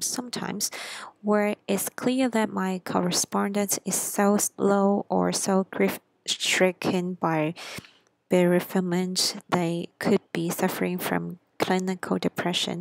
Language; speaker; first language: English; non-native, local second language; Cantonese